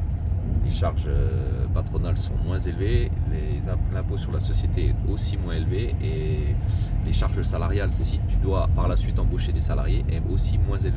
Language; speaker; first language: French; native; French